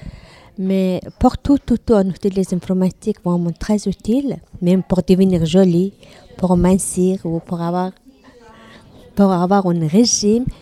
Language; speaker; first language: French; non-native, learner; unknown